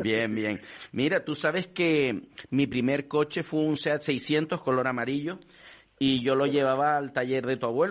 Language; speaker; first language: Spanish; native; Spanish